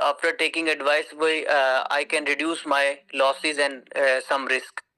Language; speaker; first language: English; non-native, learner; Urdu